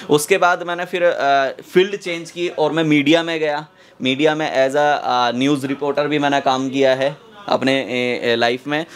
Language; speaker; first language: Hindi; native; Hindi